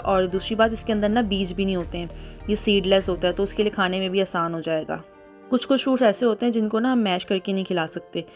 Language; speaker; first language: Urdu; native; Urdu